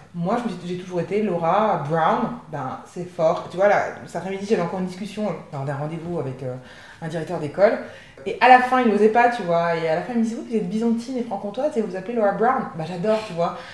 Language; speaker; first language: French; native; French